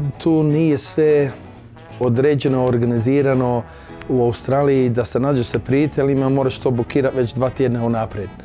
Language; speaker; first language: Croatian; early bilingual, heritage; Croatian